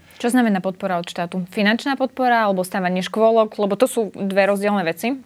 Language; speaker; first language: Slovak; native; Slovak